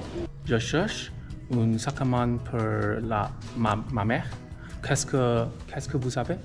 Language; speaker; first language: French; non-native, learner; Chinese